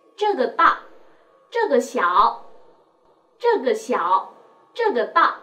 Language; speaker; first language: Chinese; non-native, fluent; Vietnamese